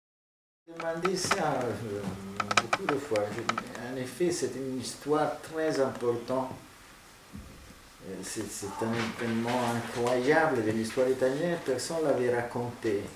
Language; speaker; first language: French; non-native, fluent; Italian